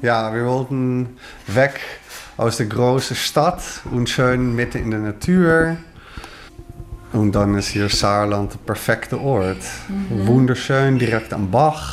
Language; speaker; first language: German; non-native, fluent; Dutch